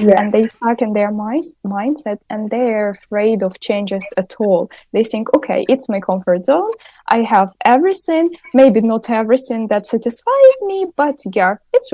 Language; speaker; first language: English; non-native, fluent; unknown